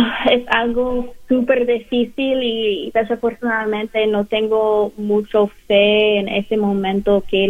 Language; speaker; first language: Spanish; non-native, learner; English